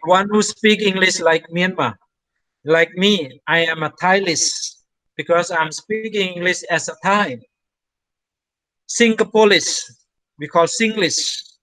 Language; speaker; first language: English; non-native, fluent; Thai